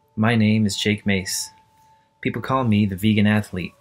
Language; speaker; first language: English; native; English